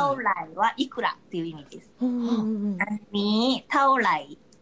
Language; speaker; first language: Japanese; non-native, fluent; Thai